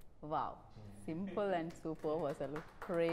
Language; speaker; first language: Telugu; native; Telugu